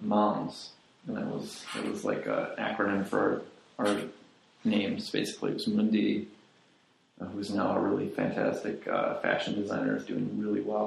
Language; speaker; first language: English; native; English